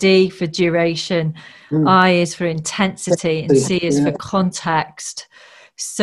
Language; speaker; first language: English; native; English